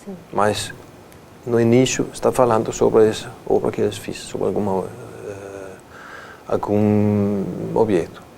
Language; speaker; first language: Portuguese; non-native, fluent; Danish